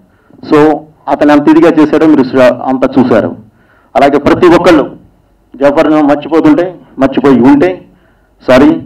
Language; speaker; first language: Telugu; native; Telugu